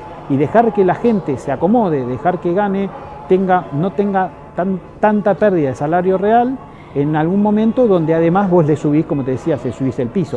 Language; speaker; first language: Spanish; native; Spanish